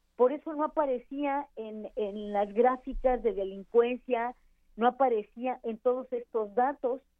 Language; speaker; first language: Spanish; native; Spanish